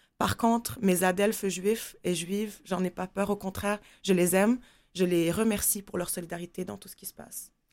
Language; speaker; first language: French; non-native, local second language; Arabic